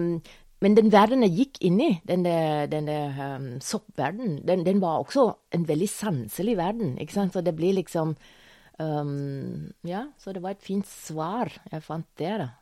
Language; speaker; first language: Norwegian; non-native, fluent; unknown